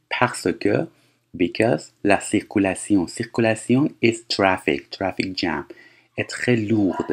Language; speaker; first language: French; non-native, fluent; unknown